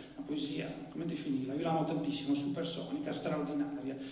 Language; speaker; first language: Italian; native; Italian